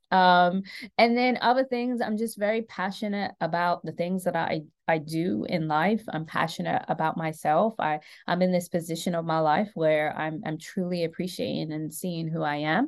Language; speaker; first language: English; native; English